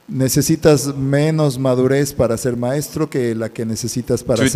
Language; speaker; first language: Spanish; native; Spanish